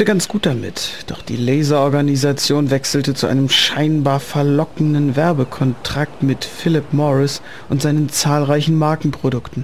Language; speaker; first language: German; native; German